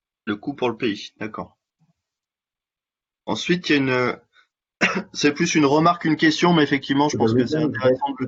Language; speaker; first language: French; native; French